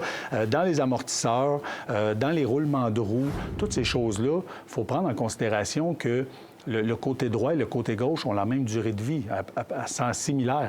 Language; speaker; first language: French; native; French